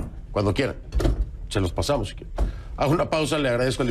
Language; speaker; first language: Spanish; native; Spanish